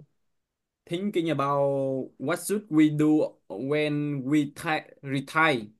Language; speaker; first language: English; non-native, learner; Vietnamese